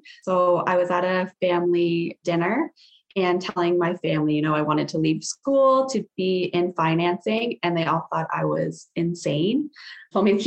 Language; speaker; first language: English; native; English